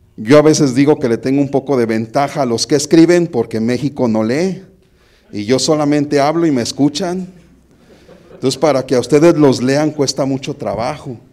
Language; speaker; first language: Spanish; native; Spanish